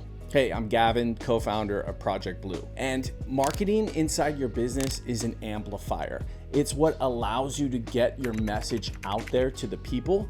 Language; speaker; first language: English; native; English